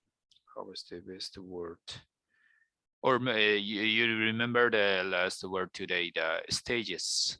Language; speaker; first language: English; non-native, learner; Spanish